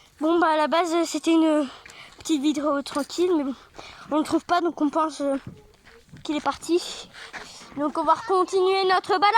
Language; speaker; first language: French; native; French